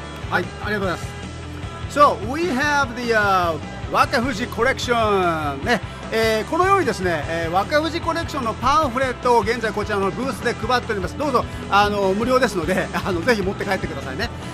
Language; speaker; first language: Japanese; native; Japanese